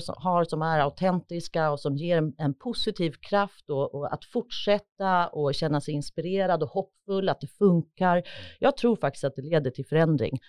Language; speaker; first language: Swedish; native; Swedish